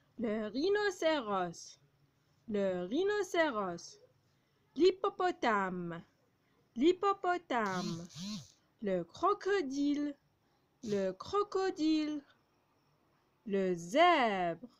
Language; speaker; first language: French; non-native, local second language; Arabic